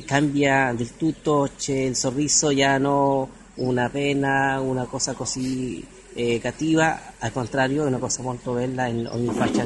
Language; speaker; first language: Italian; non-native, fluent; Spanish